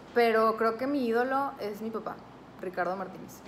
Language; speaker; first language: Spanish; native; Spanish